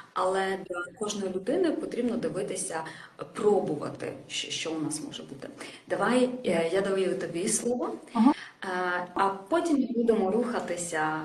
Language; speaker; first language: Ukrainian; native; Ukrainian